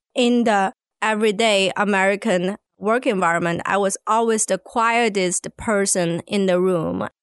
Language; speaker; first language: English; non-native, fluent; Chinese